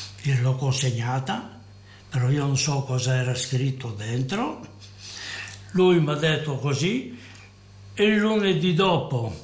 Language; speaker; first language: Italian; non-native, local second language; Friulian